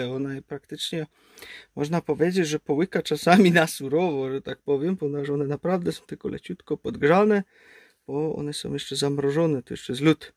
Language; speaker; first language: Polish; native; Polish